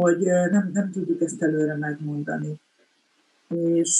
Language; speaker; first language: Hungarian; native; Hungarian